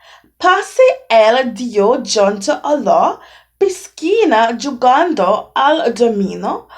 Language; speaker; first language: Spanish; non-native, learner; English